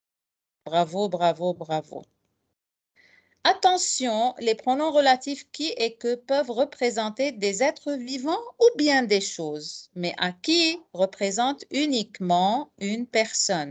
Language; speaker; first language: French; non-native, fluent; Arabic